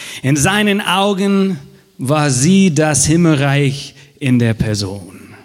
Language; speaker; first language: German; non-native, fluent; English